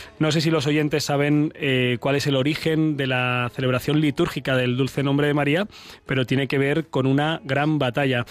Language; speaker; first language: Spanish; native; Spanish